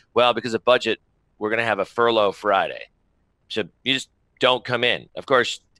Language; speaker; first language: English; native; English